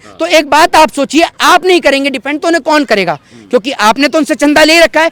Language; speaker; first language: Hindi; native; Hindi